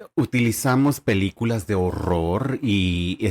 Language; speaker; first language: Spanish; early bilingual, heritage; Spanish